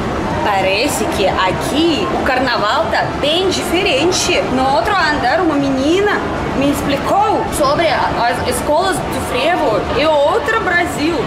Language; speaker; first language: Portuguese; non-native, fluent; Russian